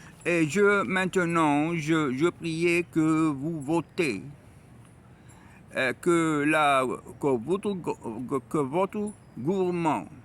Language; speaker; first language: French; non-native, learner; Arabic